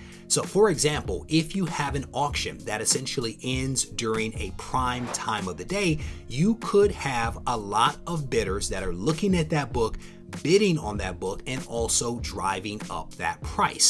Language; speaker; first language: English; native; English